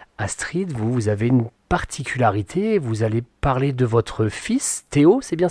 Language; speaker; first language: French; native; French